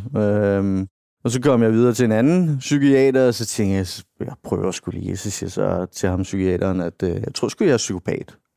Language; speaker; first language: Danish; native; Danish